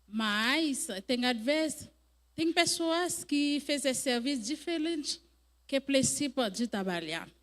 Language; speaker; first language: Portuguese; non-native, learner; French